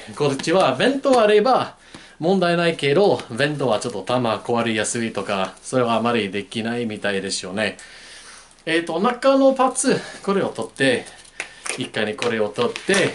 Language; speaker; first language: Japanese; non-native, learner; English